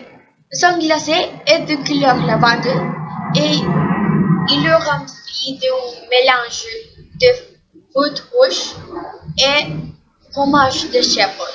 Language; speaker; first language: French; non-native, learner; Spanish